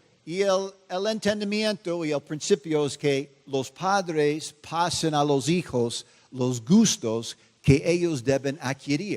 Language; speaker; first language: Spanish; non-native, fluent; English